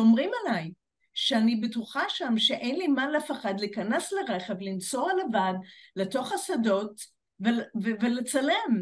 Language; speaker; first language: Hebrew; non-native, fluent; English